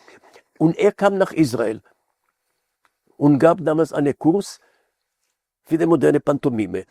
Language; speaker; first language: German; non-native, fluent; Hebrew